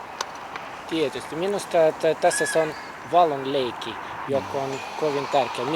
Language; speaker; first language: Finnish; non-native, fluent; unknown